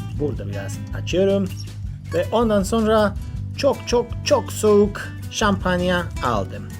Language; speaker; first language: Turkish; non-native, learner; Spanish